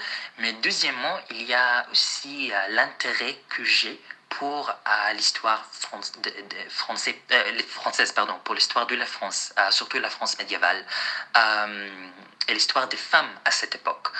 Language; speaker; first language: French; non-native, fluent; Arabic